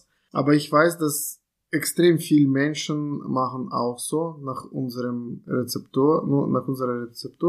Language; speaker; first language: German; non-native, fluent; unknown